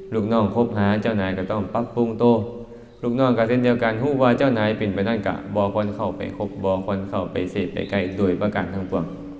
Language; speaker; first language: Thai; non-native, local second language; Northeastern Thai